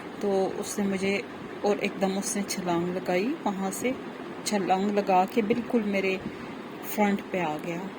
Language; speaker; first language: Urdu; non-native, local second language; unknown